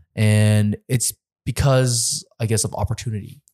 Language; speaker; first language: English; native; English